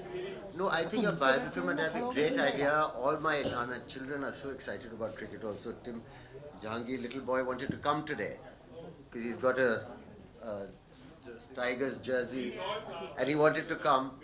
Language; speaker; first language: English; non-native, local second language; Hindi